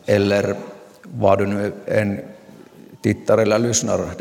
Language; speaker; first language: Swedish; non-native, local second language; Finnish